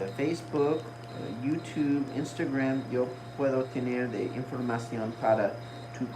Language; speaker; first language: Spanish; non-native, learner; English